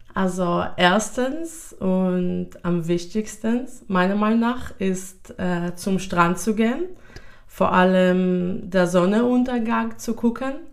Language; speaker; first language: German; non-native, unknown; Hebrew